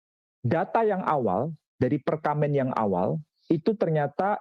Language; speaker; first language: Indonesian; native; Indonesian